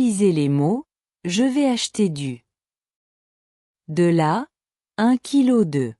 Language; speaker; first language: French; non-native, local second language; Arabic